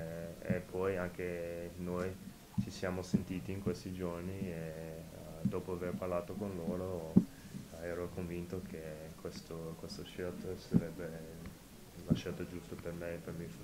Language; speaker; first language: Italian; non-native, fluent; English